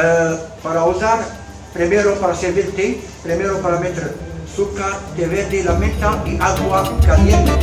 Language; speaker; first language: Spanish; non-native, learner; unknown